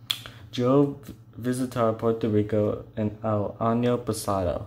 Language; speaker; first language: Spanish; non-native, learner; English